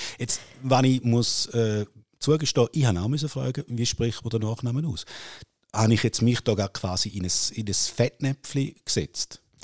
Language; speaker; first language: German; native; German